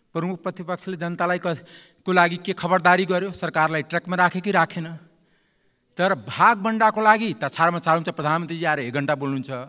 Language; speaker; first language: Nepali; non-native, local second language; Maithili